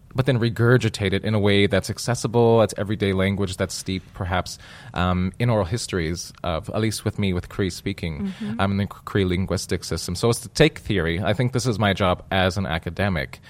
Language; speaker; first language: English; native; English